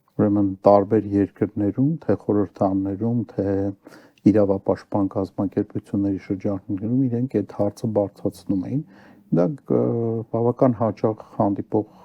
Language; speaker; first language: Armenian; native; Armenian